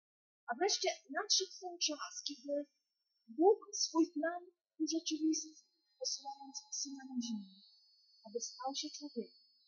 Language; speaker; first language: Polish; native; Polish